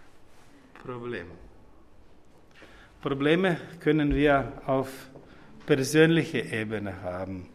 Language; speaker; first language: German; non-native, fluent; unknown